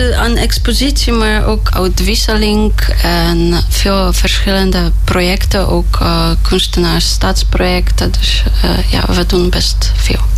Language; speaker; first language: Dutch; non-native, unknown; Polish